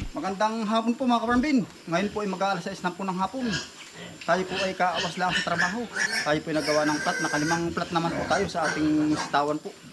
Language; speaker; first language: Filipino; native; Filipino